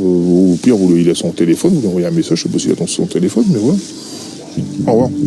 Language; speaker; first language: French; native; French